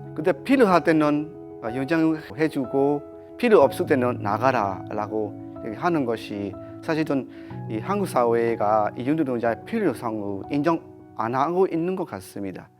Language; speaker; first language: Korean; non-native, fluent; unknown